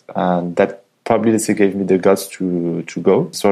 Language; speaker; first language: English; non-native, fluent; French